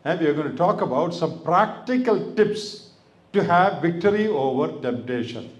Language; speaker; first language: English; non-native, local second language; Malayalam